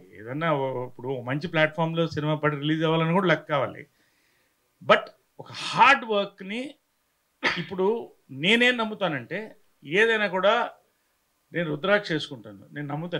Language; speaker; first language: Telugu; native; Telugu